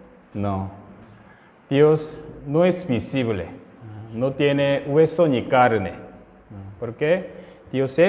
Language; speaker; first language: Spanish; non-native, fluent; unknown